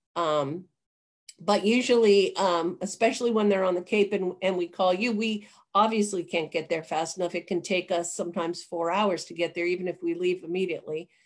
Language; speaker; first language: English; native; English